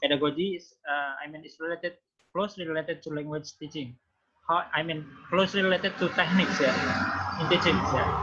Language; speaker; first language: English; non-native, fluent; Indonesian